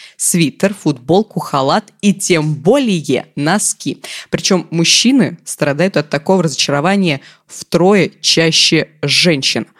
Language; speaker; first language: Russian; native; Russian